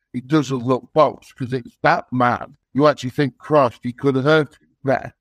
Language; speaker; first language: English; native; English